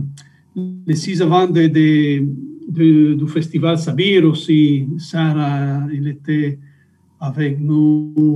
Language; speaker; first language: French; non-native, fluent; Italian